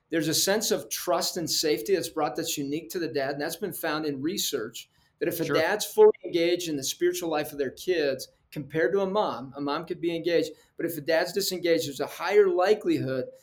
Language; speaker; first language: English; early bilingual, other home language; Spanish